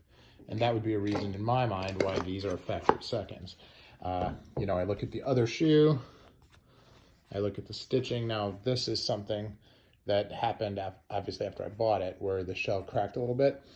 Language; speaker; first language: English; native; English